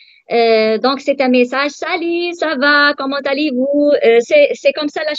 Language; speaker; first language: French; non-native, learner; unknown